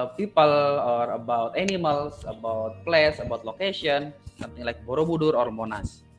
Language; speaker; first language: English; non-native, learner; Indonesian